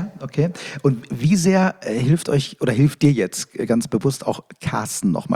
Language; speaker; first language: German; native; German